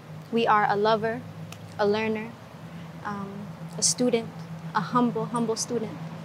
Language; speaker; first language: English; early bilingual, other home language; Spanish